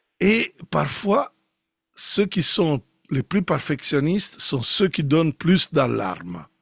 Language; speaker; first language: French; non-native, fluent; Italian